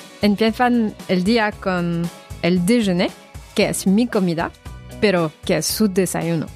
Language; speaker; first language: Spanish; non-native, fluent; French